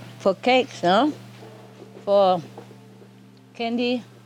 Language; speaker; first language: English; non-native, fluent; Vietnamese